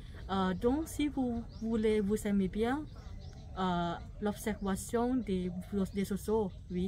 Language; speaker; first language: French; non-native, fluent; Thai